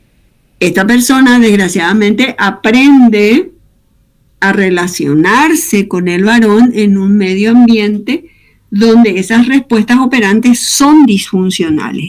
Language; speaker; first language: Spanish; native; Spanish